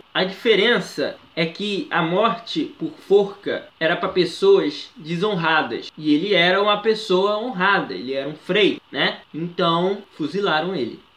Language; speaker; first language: Portuguese; native; Portuguese